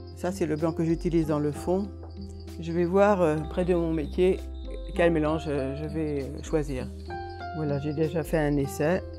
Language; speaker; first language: French; non-native, fluent; Hungarian